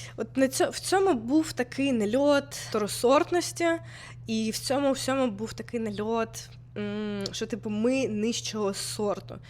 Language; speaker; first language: Ukrainian; non-native, local second language; Russian